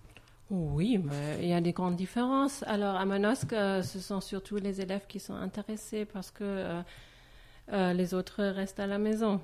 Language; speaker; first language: French; non-native, fluent; German